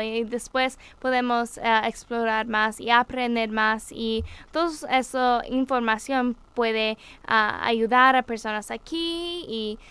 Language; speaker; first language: Spanish; non-native, learner; English